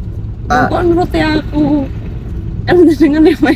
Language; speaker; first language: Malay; non-native, local second language; Javanese